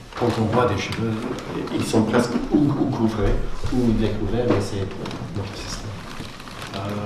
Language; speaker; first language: French; non-native, learner; English